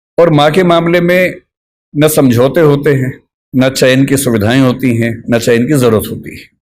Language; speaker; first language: Hindi; native; Hindi